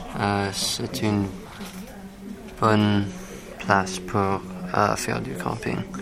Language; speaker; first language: French; non-native, learner; English